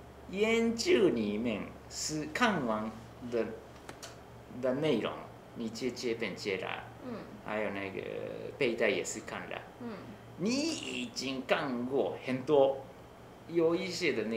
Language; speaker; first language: Chinese; non-native, learner; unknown